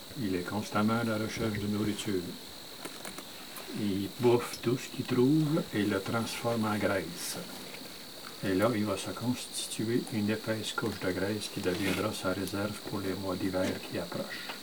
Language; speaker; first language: French; native; French